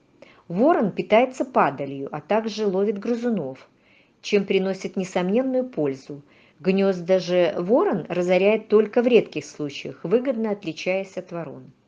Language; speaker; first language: Russian; native; Russian